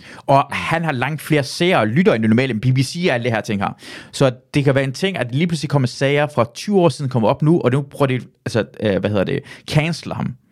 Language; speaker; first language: Danish; early bilingual, other home language; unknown